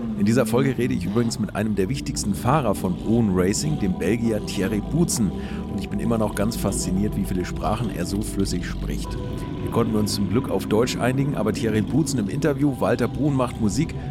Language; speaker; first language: German; native; German